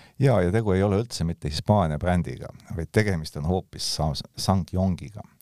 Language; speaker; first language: Estonian; native; Estonian